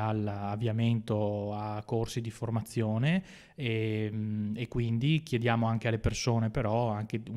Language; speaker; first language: Italian; native; Italian